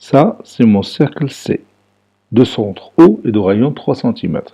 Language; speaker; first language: French; non-native, local second language; Arabic